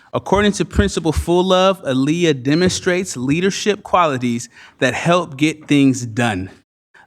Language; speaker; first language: English; native; English